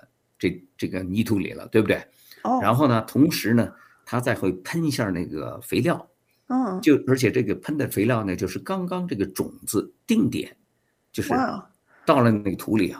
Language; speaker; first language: Chinese; native; Chinese